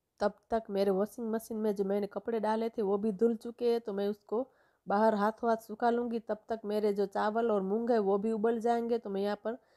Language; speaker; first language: Hindi; non-native, local second language; Gujarati